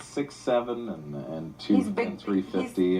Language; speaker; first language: English; native; English